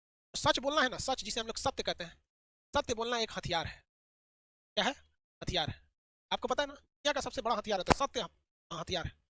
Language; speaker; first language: Hindi; native; Hindi